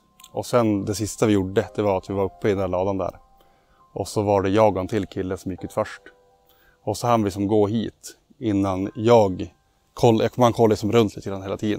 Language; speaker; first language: Swedish; native; Swedish